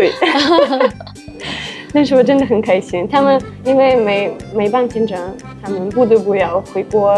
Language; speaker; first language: Chinese; non-native, fluent; Russian